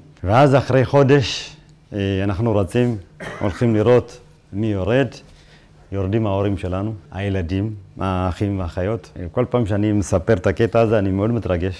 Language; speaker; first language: Hebrew; early bilingual, other home language; Amharic